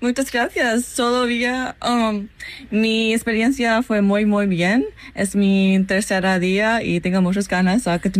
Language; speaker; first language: Spanish; non-native, fluent; English